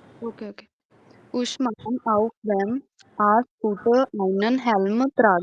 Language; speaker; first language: German; non-native, learner; Hindi